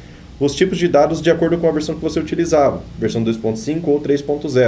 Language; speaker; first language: Portuguese; native; Portuguese